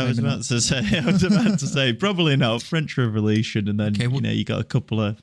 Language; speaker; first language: English; native; English